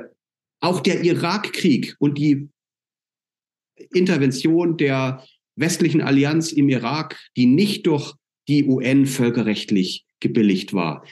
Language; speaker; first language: German; native; German